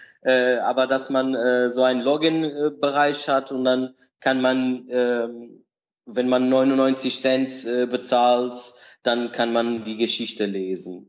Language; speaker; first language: German; non-native, learner; Portuguese